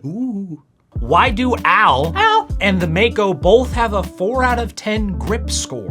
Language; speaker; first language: English; native; English